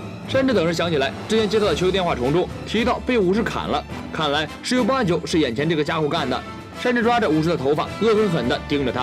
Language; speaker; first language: Chinese; native; Chinese